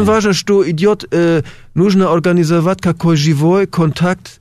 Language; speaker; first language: Russian; non-native, fluent; German